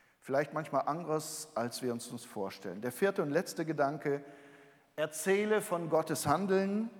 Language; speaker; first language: German; native; German